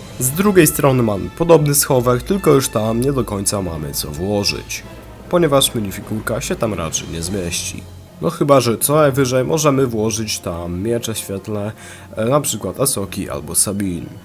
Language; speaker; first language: Polish; native; Polish